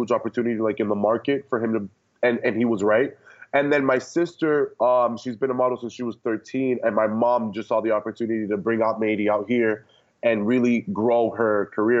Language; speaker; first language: English; early bilingual, other home language; Spanish